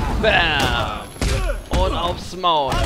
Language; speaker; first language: German; native; German